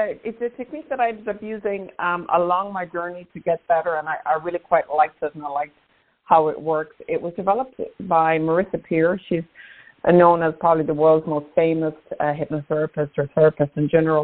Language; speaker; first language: English; native; English